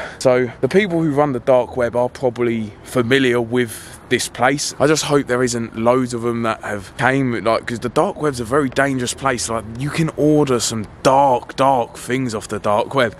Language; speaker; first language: English; native; English